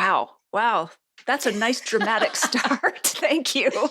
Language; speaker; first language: English; native; English